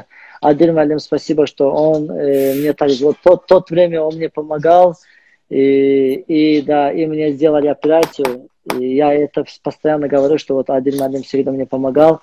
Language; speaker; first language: Russian; non-native, learner; Azerbaijani